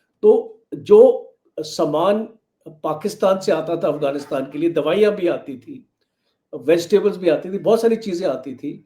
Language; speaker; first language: Hindi; native; Hindi